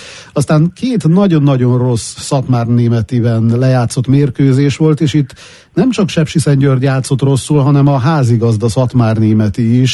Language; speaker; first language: Hungarian; native; Hungarian